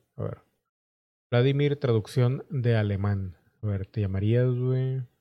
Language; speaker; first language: Spanish; native; Spanish